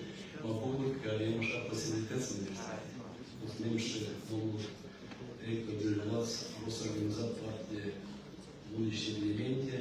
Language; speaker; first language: Romanian; non-native, local second language; Gagauz